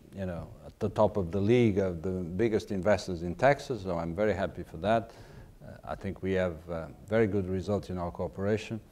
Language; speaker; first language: English; non-native, fluent; Portuguese